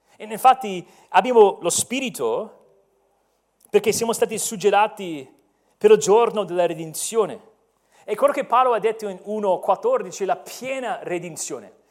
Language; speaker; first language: Italian; non-native, fluent; English